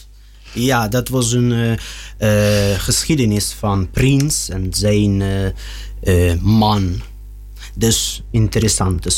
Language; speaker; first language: Dutch; non-native, learner; Russian